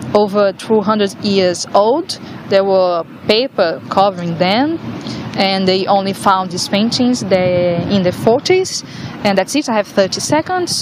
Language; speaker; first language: English; non-native, fluent; Portuguese